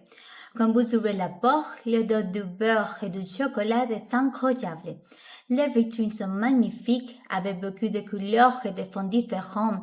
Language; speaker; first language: French; non-native, learner; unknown